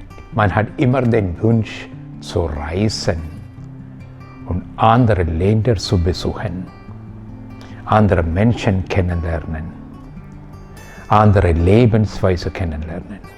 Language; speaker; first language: German; non-native, fluent; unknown